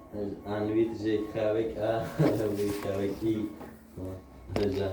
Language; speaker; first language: French; non-native, learner; Russian